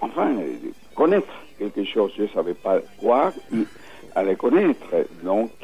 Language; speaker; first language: French; non-native, fluent; Spanish